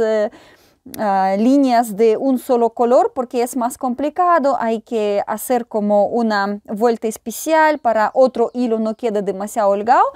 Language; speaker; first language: Spanish; non-native, fluent; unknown